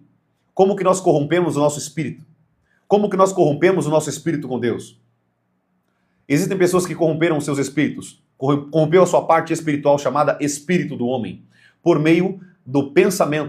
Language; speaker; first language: Portuguese; native; Portuguese